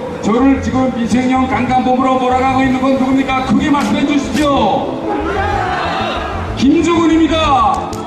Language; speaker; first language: Korean; native; Korean